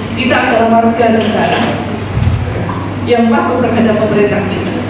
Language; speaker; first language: Indonesian; native; Indonesian